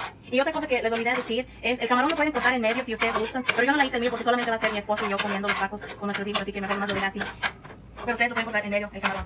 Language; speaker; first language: Spanish; early bilingual, heritage; Spanish